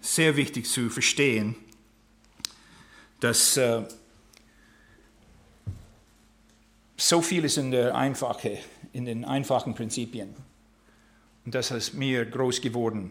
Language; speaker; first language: German; non-native, fluent; English